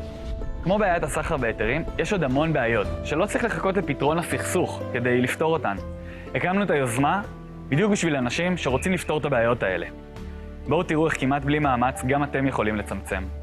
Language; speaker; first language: Hebrew; native; Hebrew